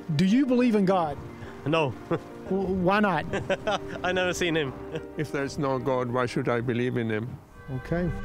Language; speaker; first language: English; native; English